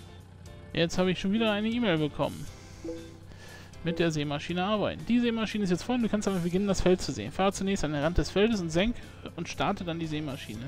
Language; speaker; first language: German; native; German